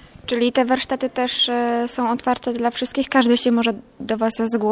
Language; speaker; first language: Polish; native; Polish